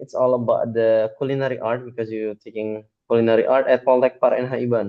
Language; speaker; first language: English; non-native, fluent; Indonesian